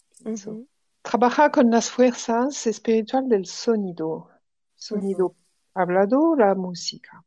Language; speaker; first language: Spanish; non-native, fluent; French